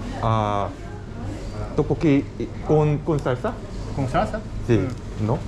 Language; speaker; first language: Spanish; non-native, learner; Korean